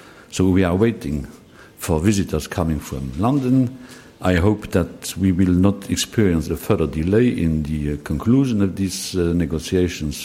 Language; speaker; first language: English; non-native, fluent; Luxembourgish